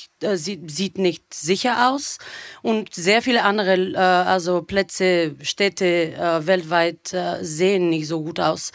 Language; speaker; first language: German; non-native, fluent; Bulgarian